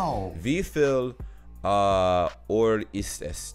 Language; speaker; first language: German; non-native, learner; English